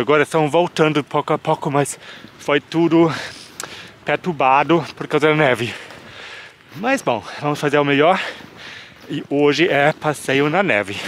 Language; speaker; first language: Portuguese; non-native, fluent; German